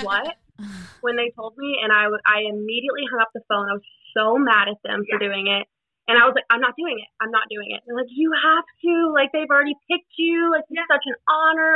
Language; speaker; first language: English; native; English